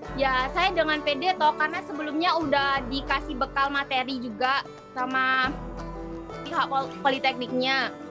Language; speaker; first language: Indonesian; non-native, local second language; Madurese